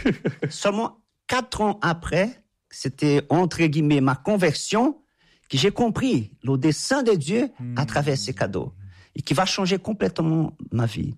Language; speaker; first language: French; non-native, fluent; Portuguese